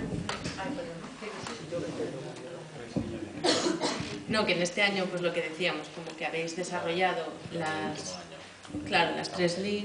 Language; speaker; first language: Spanish; native; Spanish